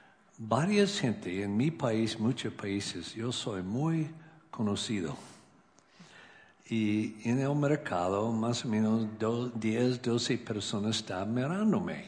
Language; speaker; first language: Spanish; non-native, learner; English